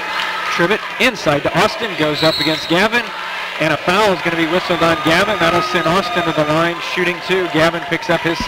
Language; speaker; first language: English; native; English